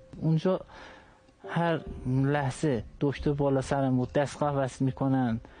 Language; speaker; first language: Persian; non-native, local second language; Azerbaijani